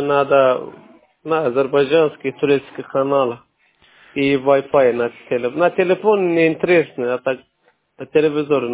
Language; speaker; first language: Russian; non-native, learner; Azerbaijani